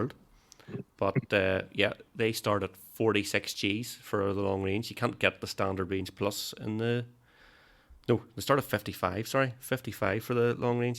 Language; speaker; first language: English; native; English